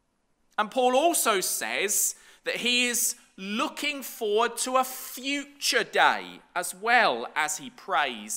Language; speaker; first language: English; native; English